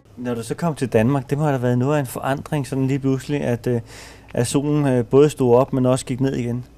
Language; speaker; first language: Danish; native; Danish